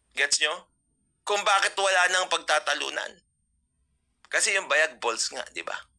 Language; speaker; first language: Filipino; non-native, local second language; Iloko